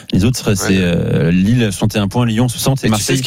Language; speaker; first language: French; native; French